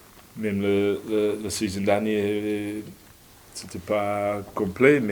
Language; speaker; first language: French; non-native, learner; English